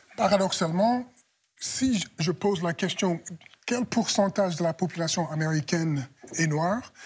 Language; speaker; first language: French; non-native, fluent; English